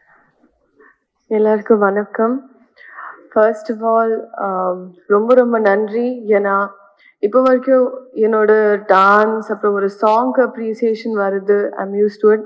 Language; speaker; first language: Tamil; non-native, fluent; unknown